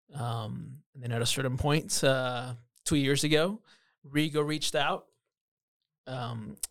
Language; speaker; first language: English; early bilingual, other home language; Spanish